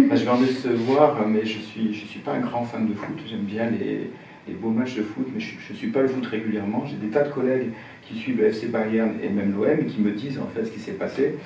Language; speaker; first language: French; native; French